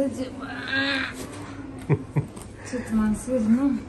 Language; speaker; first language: Japanese; non-native, fluent; Romanian